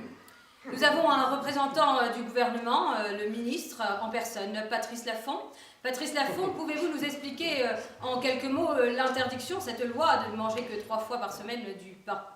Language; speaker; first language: French; native; French